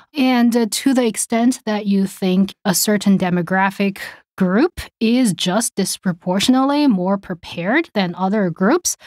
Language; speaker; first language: English; non-native, fluent; Chinese